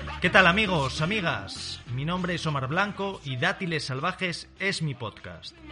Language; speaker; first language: Spanish; native; Spanish